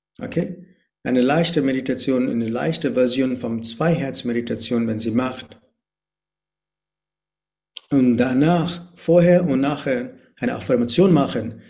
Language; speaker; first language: German; non-native, fluent; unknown